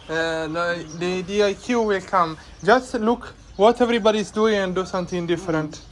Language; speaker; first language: English; non-native, fluent; Italian